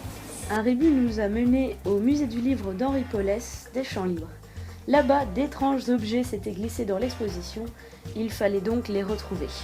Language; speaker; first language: French; native; French